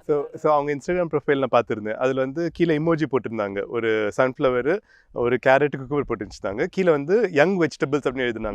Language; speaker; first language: Tamil; native; Tamil